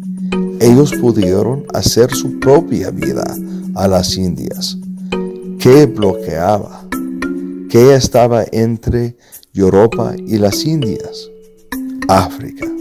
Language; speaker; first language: Spanish; non-native, fluent; English